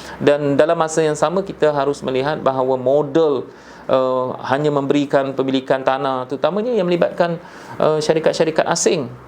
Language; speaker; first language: Malay; native; Malay